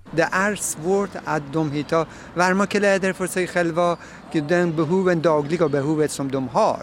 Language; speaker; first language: Swedish; non-native, fluent; Persian